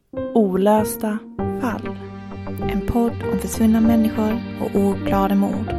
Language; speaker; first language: Swedish; native; Swedish